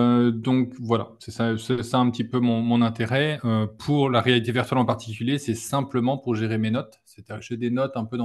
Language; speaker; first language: French; native; French